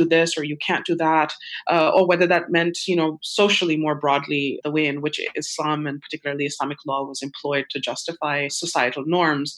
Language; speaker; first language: English; non-native, local second language; Urdu